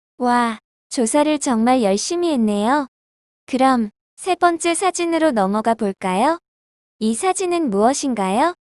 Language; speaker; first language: Korean; native; Korean